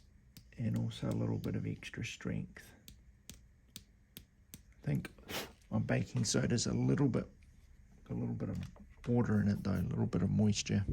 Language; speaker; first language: English; native; English